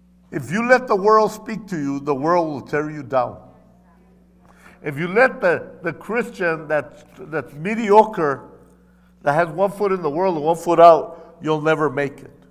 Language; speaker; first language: English; early bilingual, other home language; Spanish